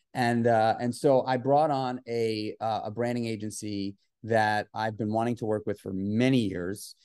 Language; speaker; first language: English; native; English